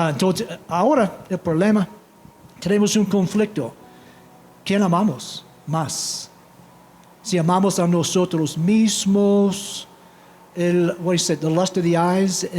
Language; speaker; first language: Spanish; non-native, fluent; English